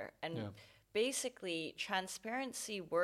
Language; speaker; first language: English; non-native, local second language; Cantonese